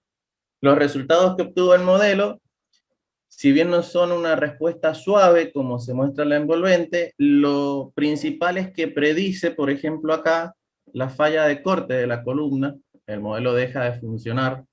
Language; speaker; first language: Spanish; native; Spanish